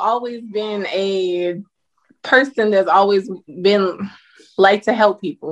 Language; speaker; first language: English; native; English